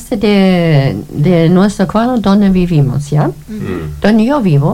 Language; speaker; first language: Spanish; non-native, learner; German